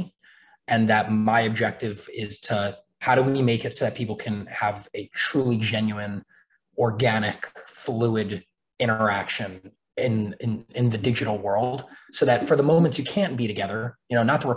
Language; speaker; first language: English; native; English